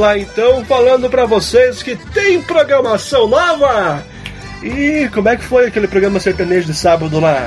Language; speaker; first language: Portuguese; native; Portuguese